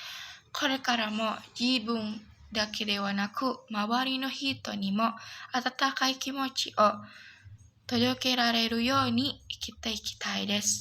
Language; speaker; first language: Japanese; non-native, learner; Indonesian